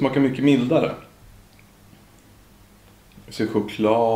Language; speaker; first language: Swedish; native; Swedish